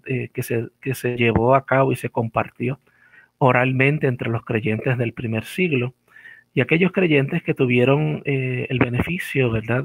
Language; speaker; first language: Spanish; native; Spanish